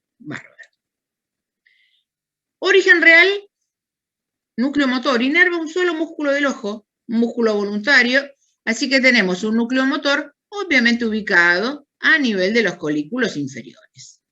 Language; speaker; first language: Spanish; native; Spanish